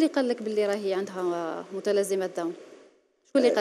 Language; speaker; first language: Arabic; native; Arabic